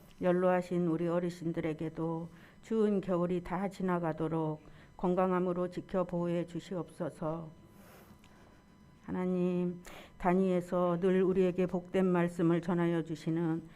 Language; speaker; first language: Korean; native; Korean